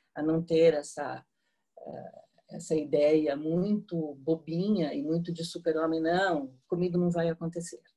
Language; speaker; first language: Portuguese; native; Portuguese